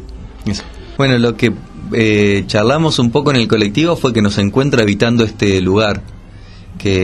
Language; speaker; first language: Spanish; native; Spanish